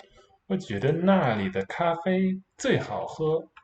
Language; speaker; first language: Chinese; non-native, learner; English